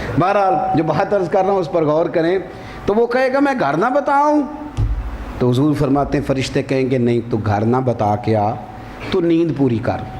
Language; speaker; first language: Urdu; non-native, local second language; Punjabi